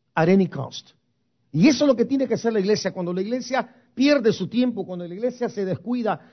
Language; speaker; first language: Spanish; native; Spanish